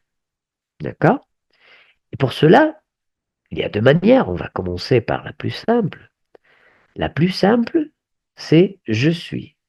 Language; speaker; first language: French; non-native, fluent; Spanish